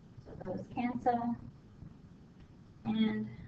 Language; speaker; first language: English; native; English